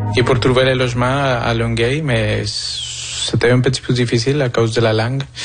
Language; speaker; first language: French; non-native, fluent; Spanish